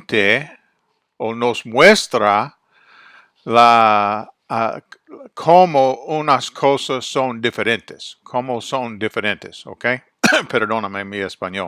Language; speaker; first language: Spanish; non-native, fluent; English